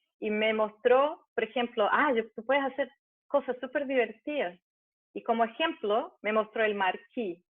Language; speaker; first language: Spanish; early bilingual, heritage; Spanish